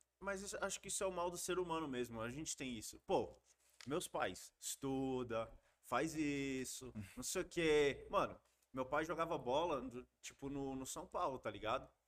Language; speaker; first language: Portuguese; early bilingual, heritage; Portuguese